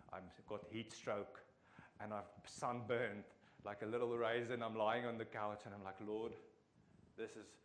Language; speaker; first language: English; non-native, local second language; Afrikaans